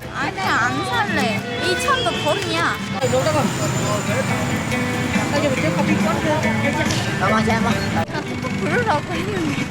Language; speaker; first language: Korean; non-native, fluent; Khmer